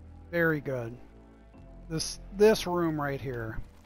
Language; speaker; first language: English; native; English